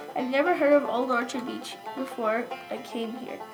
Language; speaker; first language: English; non-native, fluent; Turkish